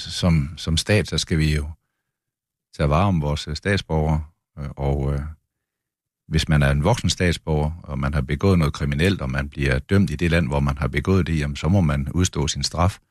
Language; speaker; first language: Danish; native; Danish